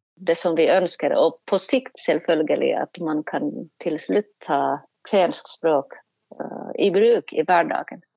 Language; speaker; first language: Norwegian; non-native, fluent; Finnish